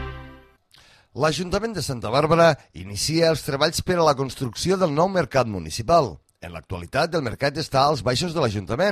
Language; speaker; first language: Catalan; native; Catalan